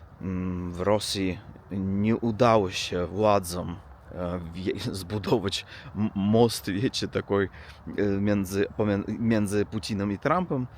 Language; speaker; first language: Polish; non-native, learner; Russian